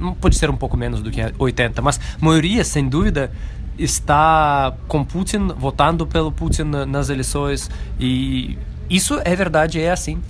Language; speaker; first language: Portuguese; non-native, learner; Russian